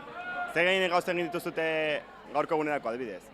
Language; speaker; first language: Basque; native; Basque